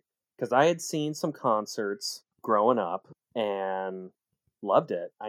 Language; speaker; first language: English; native; English